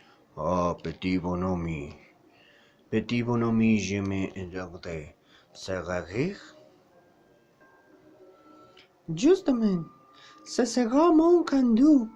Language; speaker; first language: French; non-native, learner; Spanish